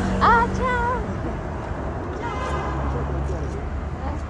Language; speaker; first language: Italian; non-native, learner; Filipino